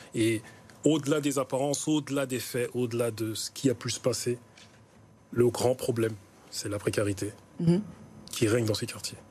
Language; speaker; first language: French; native; French